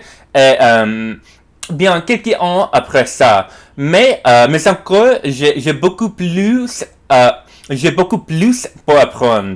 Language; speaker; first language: French; non-native, learner; English